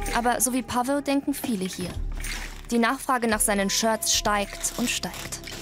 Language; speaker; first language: German; early bilingual, other home language; Polish